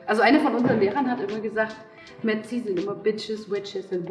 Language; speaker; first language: German; native; German